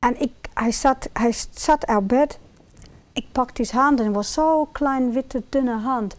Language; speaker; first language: Dutch; non-native, fluent; English